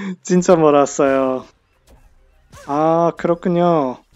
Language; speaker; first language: Korean; non-native, fluent; English